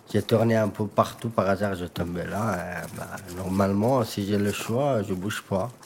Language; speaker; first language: French; non-native, learner; Persian